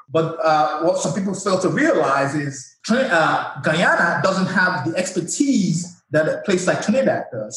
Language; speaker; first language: English; non-native, local second language; Yoruba